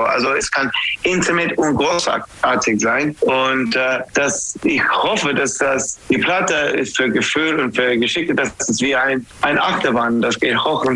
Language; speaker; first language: German; non-native, learner; English